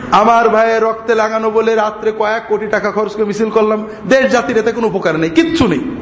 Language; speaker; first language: Bangla; native; Bangla